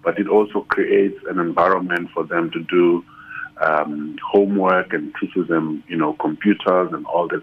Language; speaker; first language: English; non-native, local second language; Xhosa